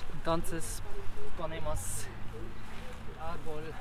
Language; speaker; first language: Spanish; non-native, learner; German